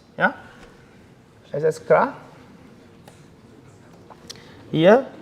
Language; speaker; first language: German; non-native, learner; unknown